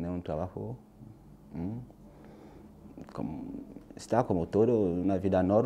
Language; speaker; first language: Spanish; non-native, learner; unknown